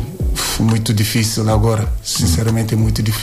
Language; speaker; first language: Portuguese; non-native, learner; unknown